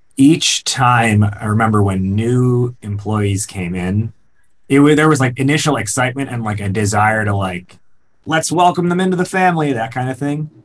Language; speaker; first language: English; native; English